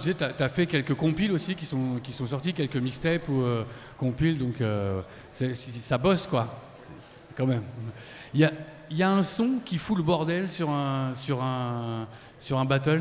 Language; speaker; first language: French; native; French